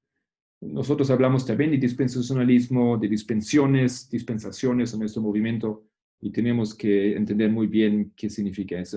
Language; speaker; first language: Spanish; non-native, fluent; Portuguese